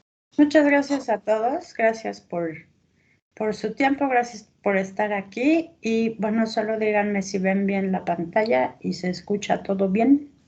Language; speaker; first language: Spanish; native; Spanish